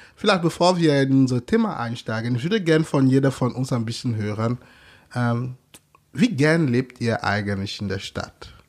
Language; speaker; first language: German; non-native, fluent; English